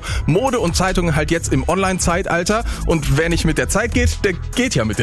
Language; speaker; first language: German; native; German